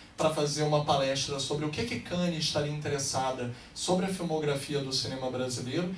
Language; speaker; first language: Portuguese; native; Portuguese